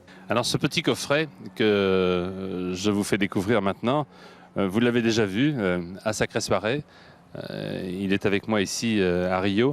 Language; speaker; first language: French; native; French